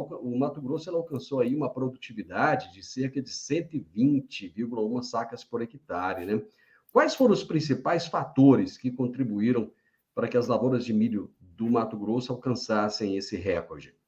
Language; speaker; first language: Portuguese; native; Portuguese